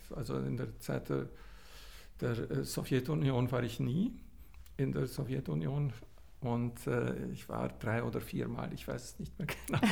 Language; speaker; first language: German; native; German